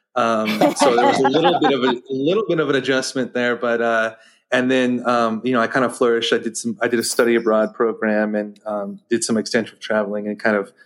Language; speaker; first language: English; native; English